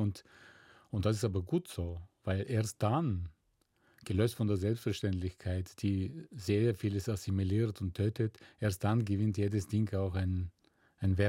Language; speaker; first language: German; non-native, fluent; Bulgarian